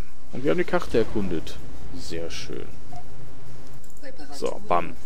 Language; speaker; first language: German; native; German